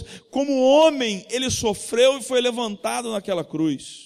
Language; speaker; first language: Portuguese; native; Portuguese